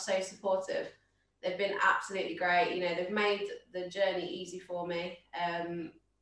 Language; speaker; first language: English; native; English